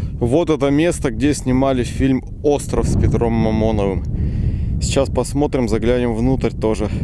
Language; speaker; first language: Russian; native; Russian